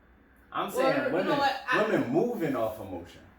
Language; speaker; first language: English; native; English